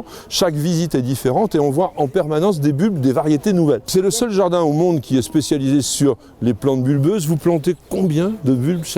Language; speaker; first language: French; native; French